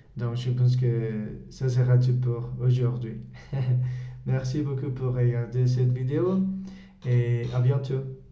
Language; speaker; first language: French; non-native, learner; Spanish